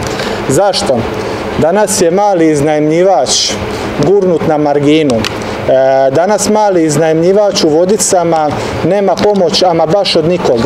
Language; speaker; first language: Serbian; native; Serbian